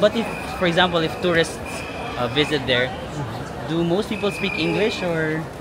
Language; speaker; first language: English; non-native, local second language; Filipino